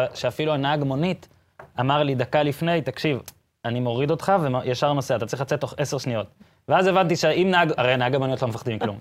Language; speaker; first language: Hebrew; native; Hebrew